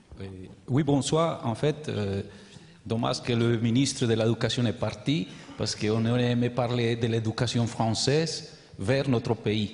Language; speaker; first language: French; non-native, learner; Spanish